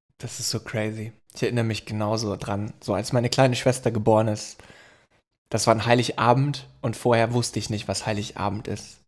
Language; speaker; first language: German; native; German